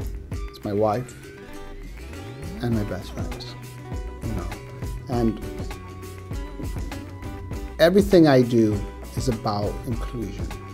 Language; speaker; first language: English; early bilingual, other home language; Spanish